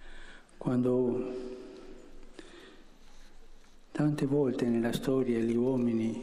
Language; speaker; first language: Italian; non-native, fluent; Spanish